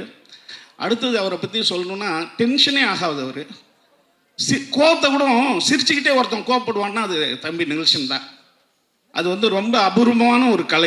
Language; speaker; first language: Tamil; native; Tamil